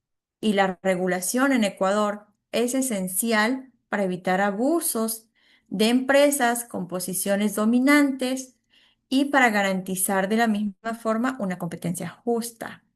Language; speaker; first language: Spanish; native; Spanish